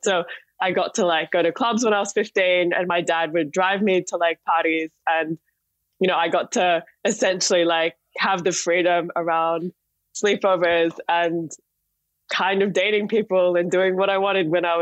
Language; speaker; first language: English; native; English